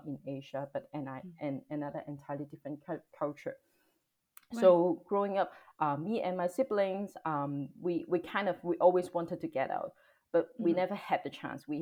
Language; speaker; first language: English; non-native, local second language; Cantonese